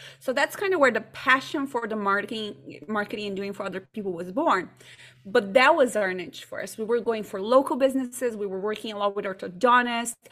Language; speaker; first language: English; non-native, fluent; Portuguese